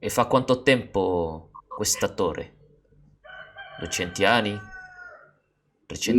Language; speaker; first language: Italian; non-native, learner; Indonesian